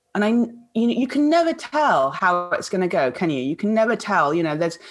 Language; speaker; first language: English; native; English